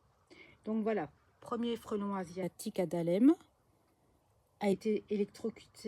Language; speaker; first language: French; native; French